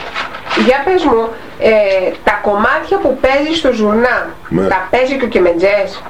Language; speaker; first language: Greek; native; Greek